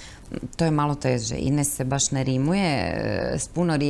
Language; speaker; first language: Croatian; native; Croatian